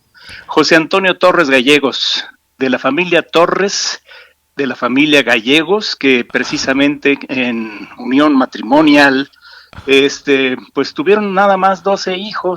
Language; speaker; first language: Spanish; native; Spanish